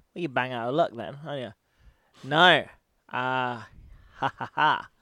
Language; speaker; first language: English; native; English